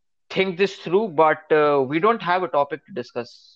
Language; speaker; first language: English; non-native, local second language; Hindi